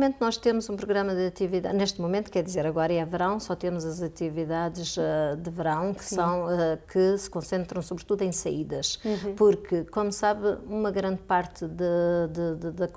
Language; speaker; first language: Portuguese; native; Portuguese